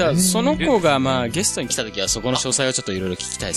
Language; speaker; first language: Japanese; native; Japanese